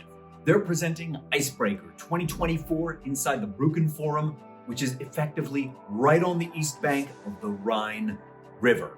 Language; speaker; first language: English; native; English